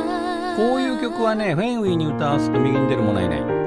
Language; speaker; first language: Japanese; native; Japanese